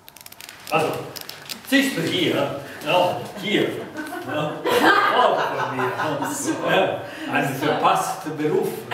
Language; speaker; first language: German; non-native, learner; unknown